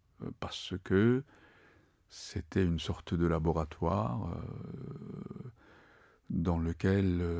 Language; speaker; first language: French; non-native, fluent; Japanese